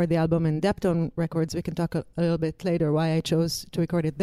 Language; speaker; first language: English; non-native, fluent; Hebrew